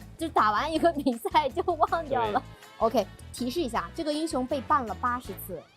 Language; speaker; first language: Chinese; native; Chinese